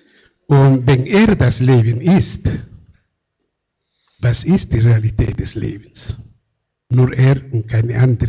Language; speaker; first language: German; non-native, fluent; Spanish